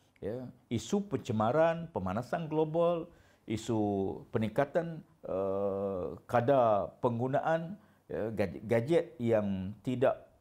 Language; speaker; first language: Malay; native; Malay